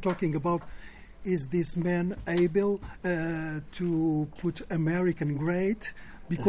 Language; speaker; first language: English; non-native, fluent; Portuguese